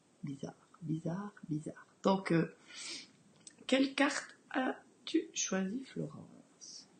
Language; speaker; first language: French; native; French